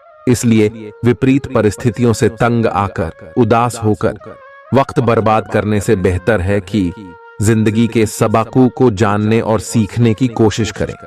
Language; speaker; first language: Hindi; native; Hindi